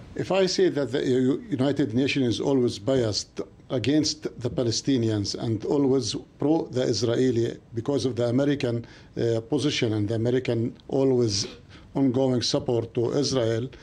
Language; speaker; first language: English; non-native, fluent; Arabic